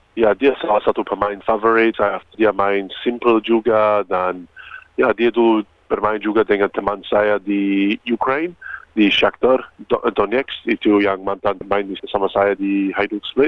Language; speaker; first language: Indonesian; non-native, fluent; Croatian